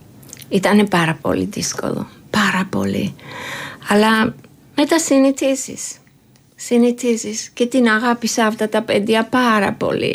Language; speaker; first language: Greek; non-native, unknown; Georgian